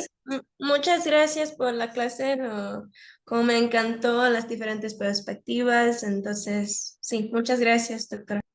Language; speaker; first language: Spanish; early bilingual, heritage; Spanish